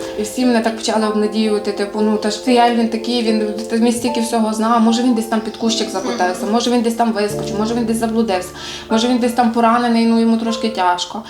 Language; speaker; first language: Ukrainian; native; Ukrainian